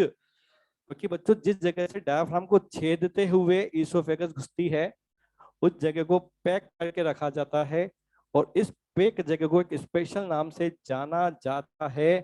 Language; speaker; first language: Hindi; native; Hindi